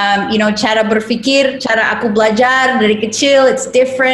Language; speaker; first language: Indonesian; non-native, fluent; English